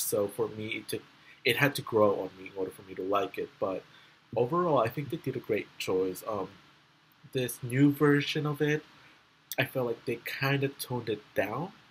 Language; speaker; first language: English; early bilingual, other home language; Spanish